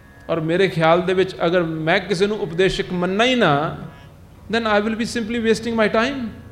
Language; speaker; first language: Punjabi; early bilingual, heritage; Punjabi